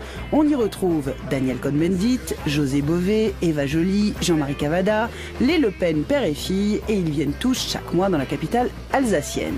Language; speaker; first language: French; native; French